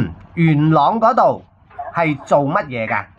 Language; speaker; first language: Cantonese; native; Cantonese